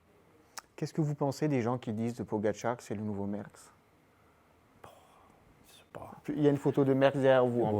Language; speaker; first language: French; native; French